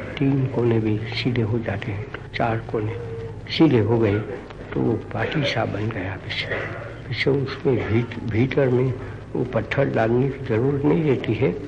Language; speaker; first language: Hindi; non-native, local second language; Gujarati